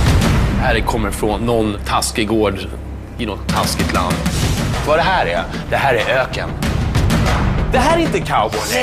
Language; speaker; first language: Swedish; native; Swedish